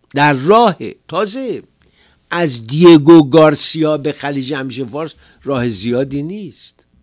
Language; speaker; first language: Persian; native; Persian